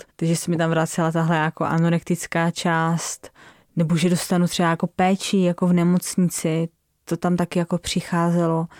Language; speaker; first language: Czech; native; Czech